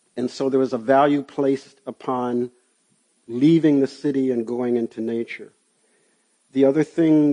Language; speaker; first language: English; native; English